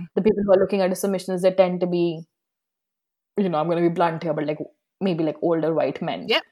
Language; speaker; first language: English; non-native, local second language; Hindi